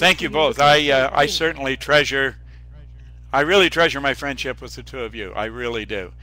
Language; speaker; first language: English; native; English